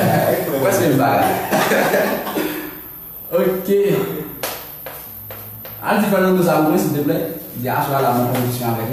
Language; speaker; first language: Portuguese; non-native, learner; Haitian Creole